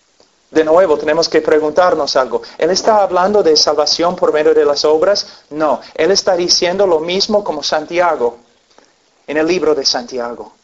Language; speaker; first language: Spanish; non-native, fluent; English